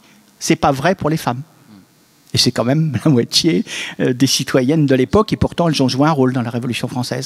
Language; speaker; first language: French; native; French